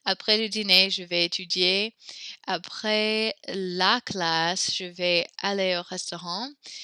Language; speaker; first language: French; non-native, fluent; English